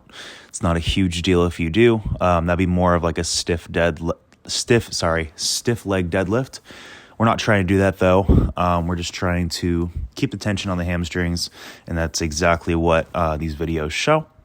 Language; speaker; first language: English; native; English